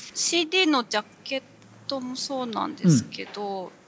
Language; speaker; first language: Japanese; native; Japanese